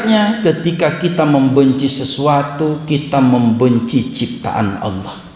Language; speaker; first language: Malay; non-native, local second language; Minangkabau